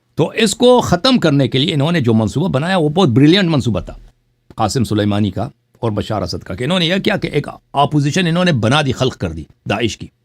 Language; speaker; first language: Urdu; non-native, fluent; Persian